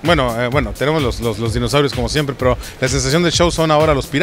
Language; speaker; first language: Spanish; native; Spanish